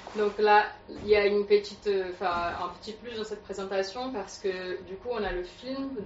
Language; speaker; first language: French; native; French